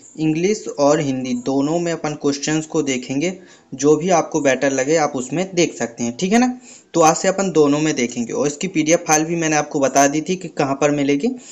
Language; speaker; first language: Hindi; native; Hindi